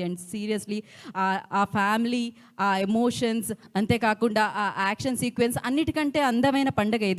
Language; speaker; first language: Telugu; native; Telugu